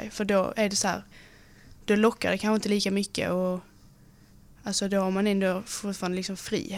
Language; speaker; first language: Swedish; native; Swedish